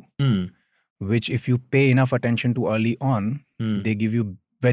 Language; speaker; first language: English; non-native, local second language; Hindi